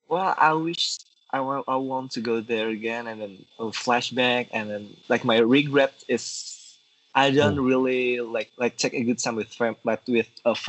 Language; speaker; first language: English; non-native, learner; Indonesian